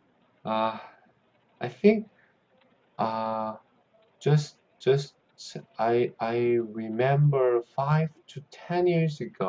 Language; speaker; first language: English; non-native, learner; Korean